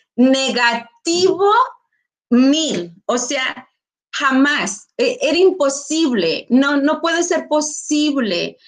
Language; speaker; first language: Spanish; early bilingual, heritage; Spanish